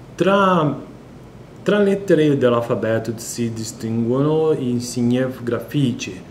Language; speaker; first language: Italian; non-native, learner; Portuguese